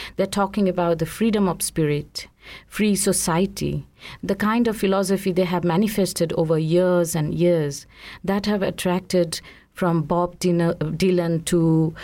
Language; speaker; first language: English; non-native, local second language; Bangla